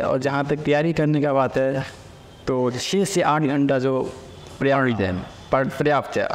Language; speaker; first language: Hindi; native; Hindi